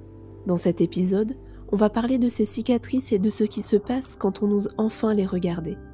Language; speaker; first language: French; native; French